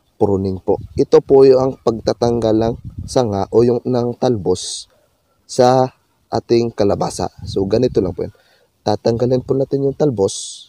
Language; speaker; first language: Filipino; non-native, local second language; Cebuano